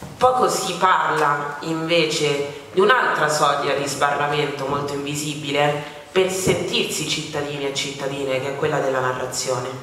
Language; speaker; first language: Italian; early bilingual, other home language; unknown